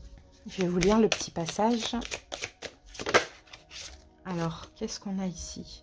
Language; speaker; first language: French; native; French